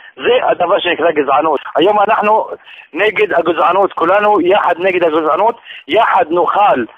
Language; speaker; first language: Hebrew; non-native, local second language; Arabic